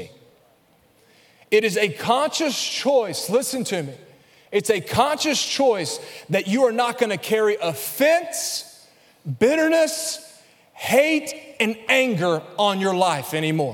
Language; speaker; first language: English; native; English